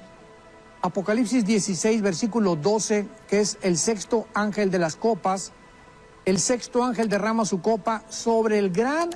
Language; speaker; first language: Spanish; native; Spanish